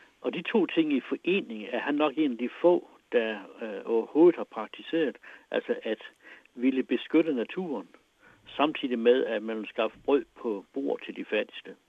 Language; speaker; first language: Danish; native; Danish